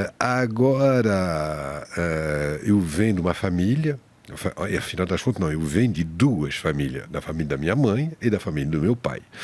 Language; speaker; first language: Portuguese; non-native, fluent; French